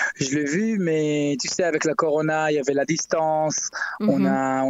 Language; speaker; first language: French; non-native, learner; Hebrew